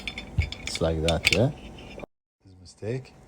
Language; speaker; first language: English; non-native, learner; Arabic